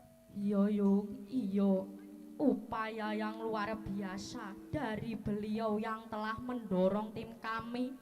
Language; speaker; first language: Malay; non-native, local second language; Javanese